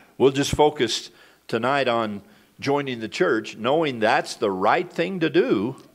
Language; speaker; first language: English; native; English